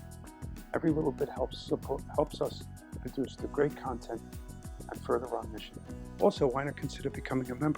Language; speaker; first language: English; native; English